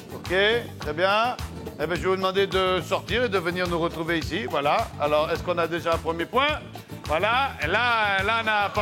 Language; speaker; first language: French; native; French